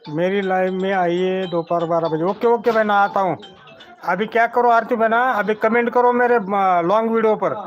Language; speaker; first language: Hindi; non-native, local second language; Marathi